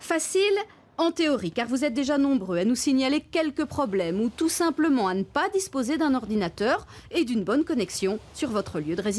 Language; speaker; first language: French; native; French